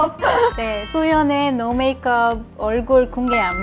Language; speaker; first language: Korean; non-native, learner; Arabic